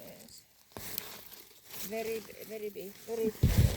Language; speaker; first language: English; non-native, learner; Finnish